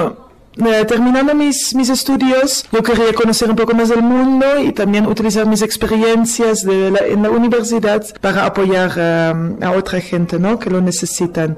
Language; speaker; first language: Spanish; non-native, fluent; Dutch